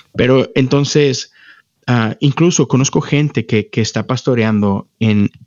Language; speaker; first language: Spanish; native; Spanish